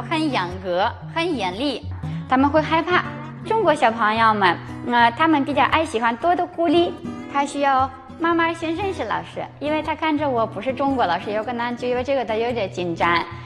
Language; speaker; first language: Chinese; non-native, fluent; Ukrainian